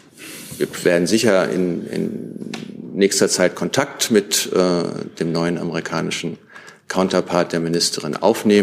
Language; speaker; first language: German; native; German